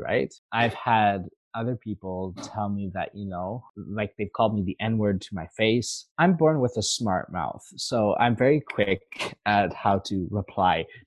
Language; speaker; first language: English; native; English